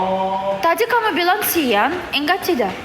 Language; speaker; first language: Indonesian; non-native, learner; Russian